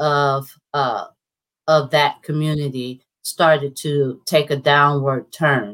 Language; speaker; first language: English; native; English